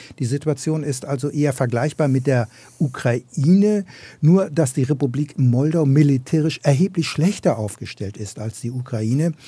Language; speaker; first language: German; native; German